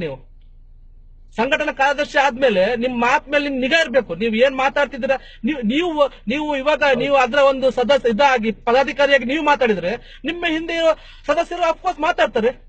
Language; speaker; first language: Kannada; non-native, local second language; Tulu